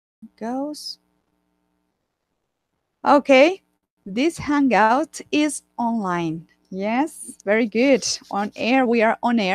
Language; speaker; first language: English; non-native, fluent; Spanish